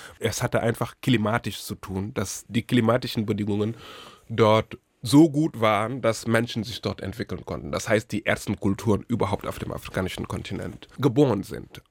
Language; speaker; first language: German; non-native, fluent; Wolof